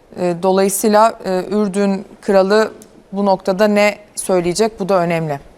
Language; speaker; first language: Turkish; native; Turkish